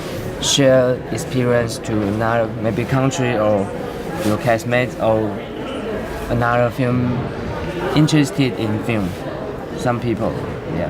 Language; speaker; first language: English; non-native, learner; Chinese